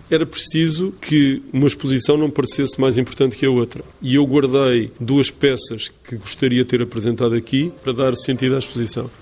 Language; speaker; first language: Portuguese; native; Portuguese